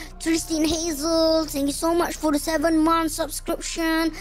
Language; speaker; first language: English; non-native, local second language; Malay